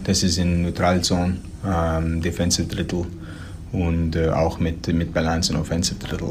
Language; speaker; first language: German; non-native, learner; English